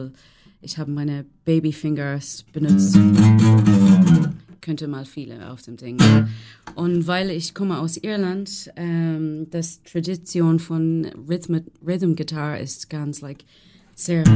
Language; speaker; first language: German; non-native, fluent; English